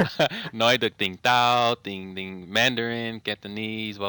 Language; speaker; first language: Vietnamese; non-native, learner; English